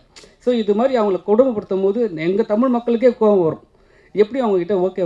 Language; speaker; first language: Tamil; native; Tamil